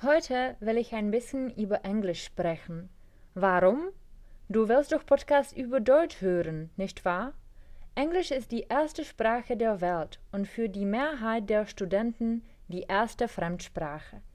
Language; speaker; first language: German; non-native, fluent; Czech